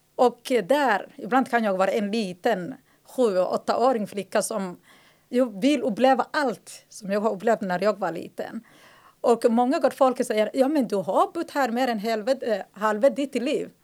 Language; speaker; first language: Swedish; non-native, fluent; Somali